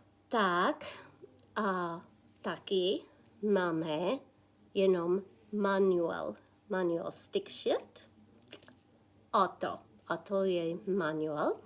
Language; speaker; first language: Czech; non-native, learner; English